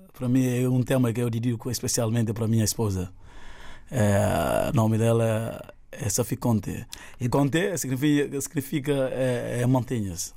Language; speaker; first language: Portuguese; non-native, local second language; Upper Guinea Crioulo